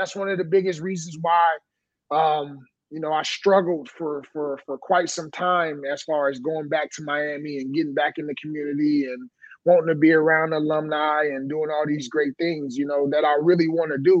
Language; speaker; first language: English; native; English